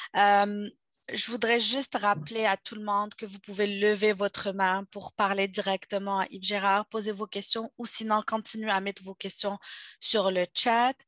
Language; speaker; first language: French; native; French